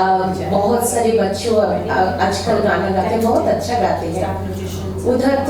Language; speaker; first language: Hindi; non-native, local second language; Bangla